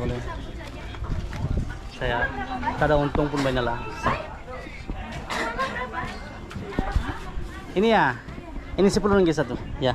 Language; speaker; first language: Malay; non-native, learner; Bangla